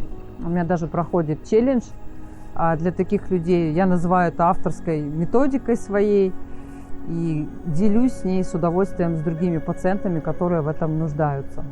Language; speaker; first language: Russian; native; Russian